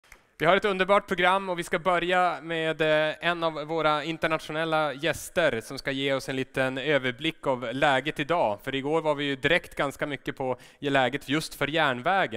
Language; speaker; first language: Swedish; native; Swedish